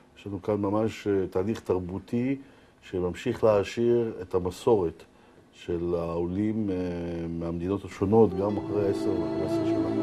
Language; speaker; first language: Hebrew; native; Hebrew